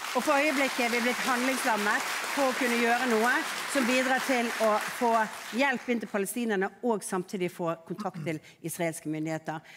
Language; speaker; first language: Norwegian; native; Norwegian